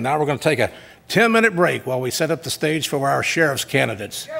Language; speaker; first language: English; native; English